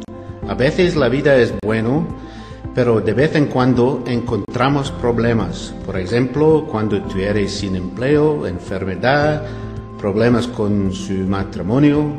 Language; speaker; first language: Spanish; non-native, learner; English